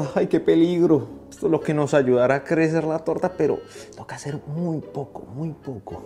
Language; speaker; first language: Spanish; native; Spanish